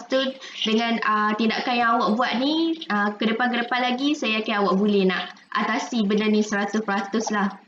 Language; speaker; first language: Malay; native; Malay